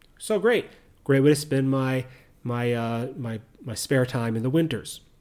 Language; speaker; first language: English; native; English